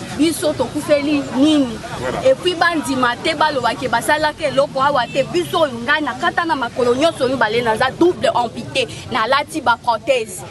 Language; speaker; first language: Lingala; native; Lingala